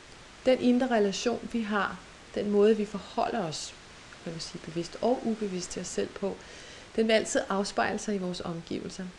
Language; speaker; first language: Danish; native; Danish